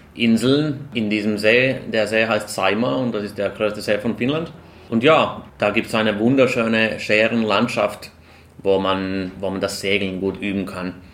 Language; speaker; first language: German; non-native, fluent; Finnish